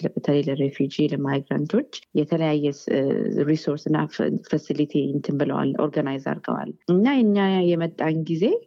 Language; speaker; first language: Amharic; early bilingual, heritage; Amharic